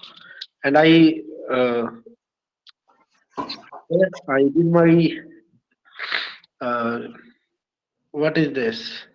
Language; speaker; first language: English; non-native, learner; Hindi